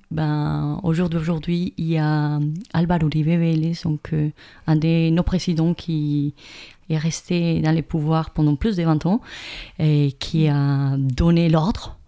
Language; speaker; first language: French; non-native, fluent; Spanish